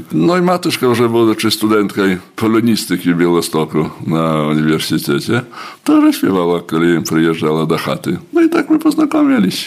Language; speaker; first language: Ukrainian; native; Ukrainian